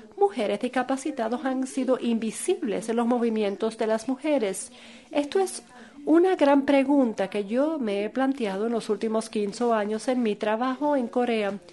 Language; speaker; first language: Spanish; non-native, fluent; Korean